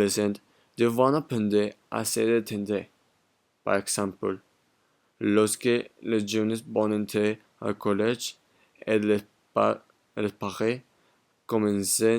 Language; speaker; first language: French; non-native, learner; Spanish